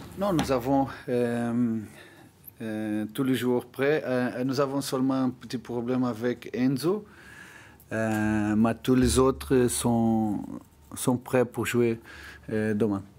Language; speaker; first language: French; non-native, learner; Portuguese